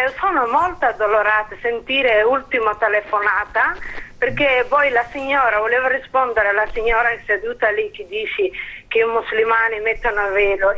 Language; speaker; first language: Italian; non-native, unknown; Somali